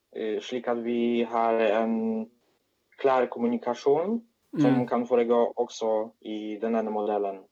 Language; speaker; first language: Swedish; non-native, fluent; Polish